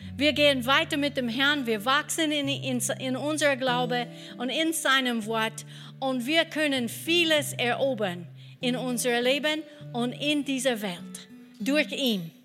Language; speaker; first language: German; non-native, fluent; English